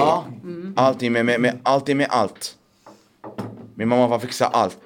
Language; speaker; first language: Swedish; non-native, learner; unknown